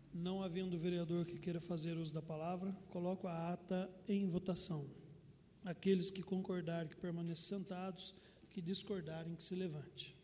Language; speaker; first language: Portuguese; native; Portuguese